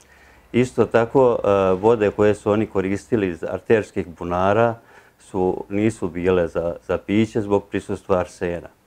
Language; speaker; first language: Serbian; native; Serbian